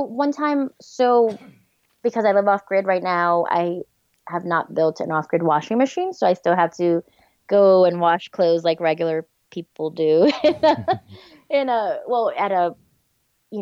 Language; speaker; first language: English; native; English